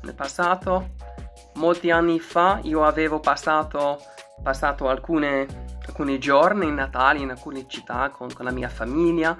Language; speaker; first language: Italian; non-native, learner; English